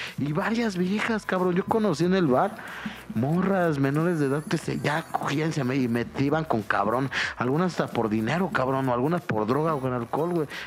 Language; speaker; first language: Spanish; native; Spanish